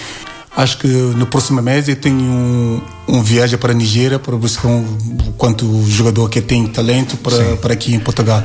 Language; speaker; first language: Portuguese; non-native, learner; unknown